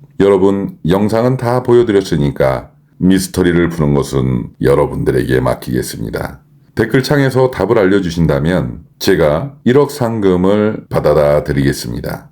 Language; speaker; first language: Korean; native; Korean